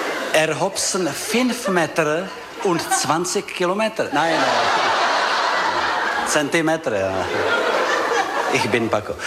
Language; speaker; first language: German; non-native, learner; Czech